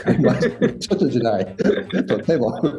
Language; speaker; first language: Japanese; non-native, learner; English